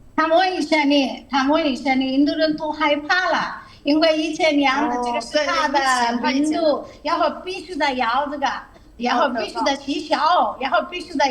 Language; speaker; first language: Chinese; non-native, learner; Telugu